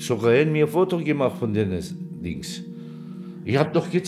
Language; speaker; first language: German; non-native, local second language; Turkish